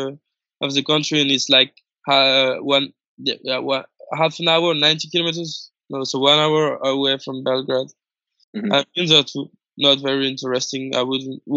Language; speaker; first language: English; non-native, fluent; French